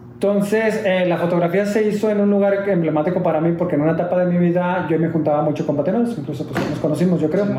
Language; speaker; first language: Spanish; native; Spanish